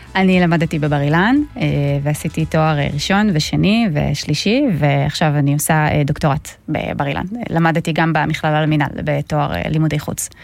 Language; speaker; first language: Hebrew; non-native, fluent; Russian